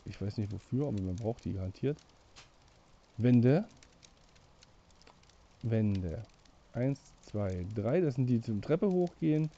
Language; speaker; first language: German; native; German